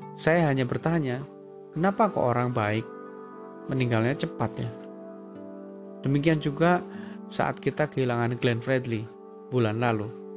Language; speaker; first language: Indonesian; native; Indonesian